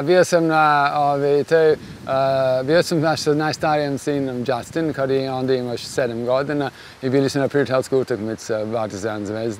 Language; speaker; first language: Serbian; non-native, fluent; English